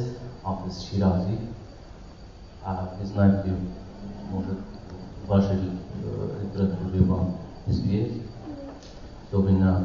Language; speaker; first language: Russian; non-native, learner; Persian